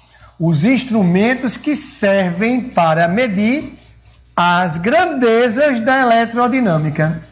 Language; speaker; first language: Portuguese; native; Portuguese